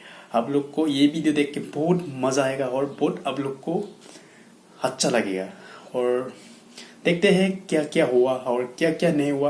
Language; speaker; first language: Hindi; non-native, local second language; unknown